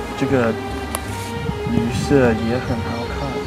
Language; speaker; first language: Chinese; non-native, learner; English